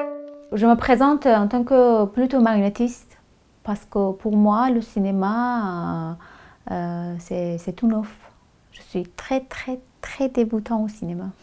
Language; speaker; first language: French; non-native, fluent; Persian